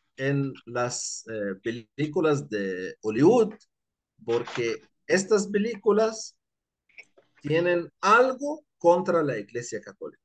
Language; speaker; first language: Spanish; non-native, fluent; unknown